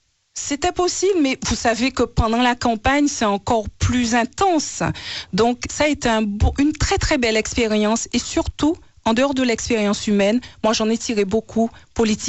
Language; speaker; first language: French; native; French